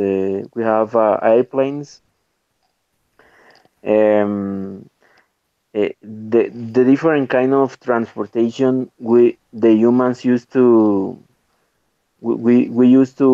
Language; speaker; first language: English; non-native, learner; Spanish